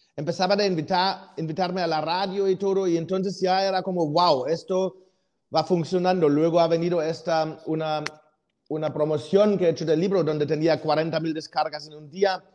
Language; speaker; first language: Spanish; non-native, fluent; German